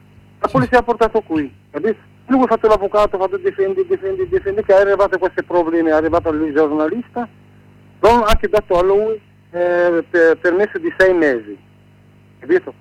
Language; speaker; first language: Italian; non-native, learner; Arabic